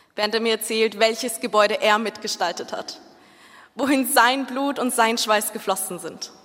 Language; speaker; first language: German; early bilingual, other home language; Zaza